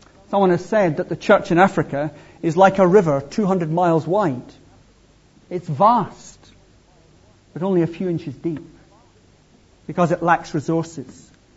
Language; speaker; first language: English; native; English